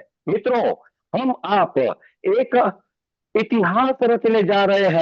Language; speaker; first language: Hindi; native; Hindi